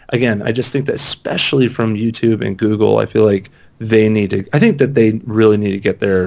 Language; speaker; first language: English; native; English